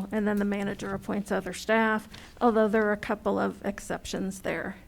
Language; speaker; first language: English; native; English